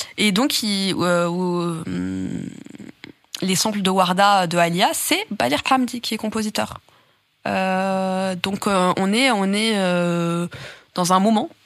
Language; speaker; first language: French; native; French